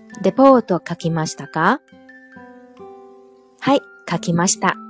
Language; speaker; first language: Japanese; non-native, local second language; Chinese